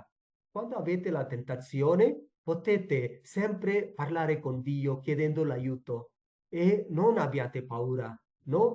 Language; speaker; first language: Italian; non-native, fluent; Tamil